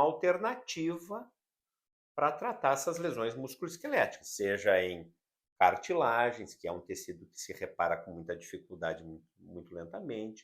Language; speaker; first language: Portuguese; native; Portuguese